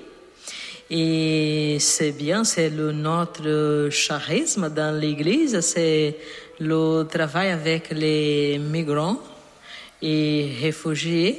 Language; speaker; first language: French; non-native, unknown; Portuguese